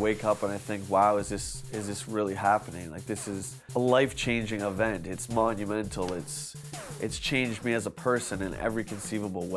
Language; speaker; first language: English; native; English